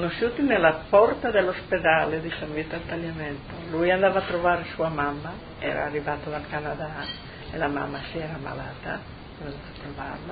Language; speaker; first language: Italian; native; Italian